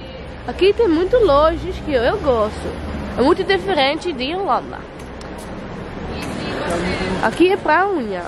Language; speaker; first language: Portuguese; non-native, learner; Dutch